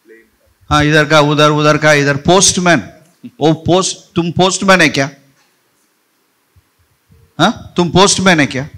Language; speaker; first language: Hindi; non-native, local second language; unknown